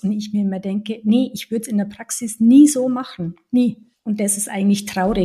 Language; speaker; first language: German; native; German